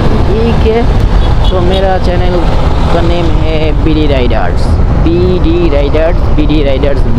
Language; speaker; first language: Hindi; non-native, learner; Bangla